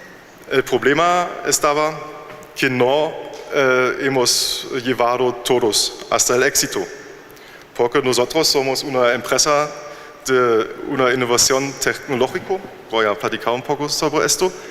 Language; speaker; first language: Spanish; non-native, fluent; German